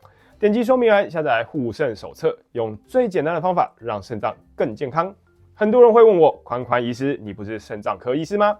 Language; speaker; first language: Chinese; native; Chinese